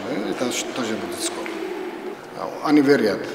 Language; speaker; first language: Russian; non-native, fluent; Georgian